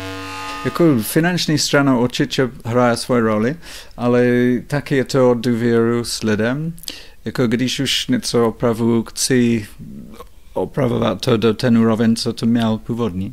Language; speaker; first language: Czech; non-native, fluent; English